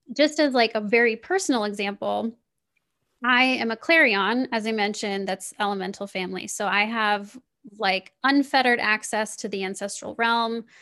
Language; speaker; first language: English; native; English